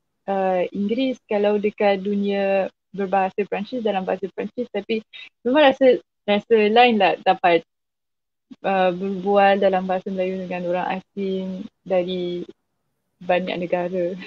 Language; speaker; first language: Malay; non-native, fluent; French